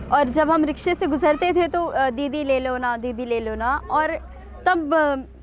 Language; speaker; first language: Hindi; native; Hindi